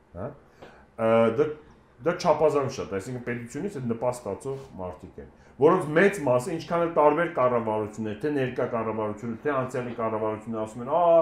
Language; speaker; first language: Armenian; native; Armenian